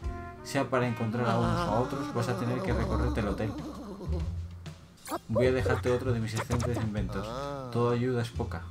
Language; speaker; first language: Spanish; native; Spanish